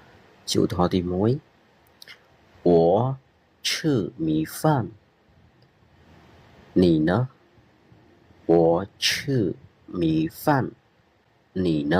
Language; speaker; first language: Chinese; non-native, fluent; Khmer